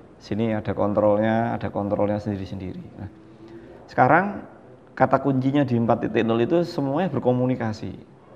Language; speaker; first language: Indonesian; native; Indonesian